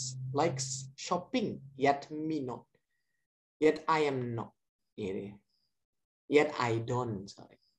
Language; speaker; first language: English; non-native, learner; Indonesian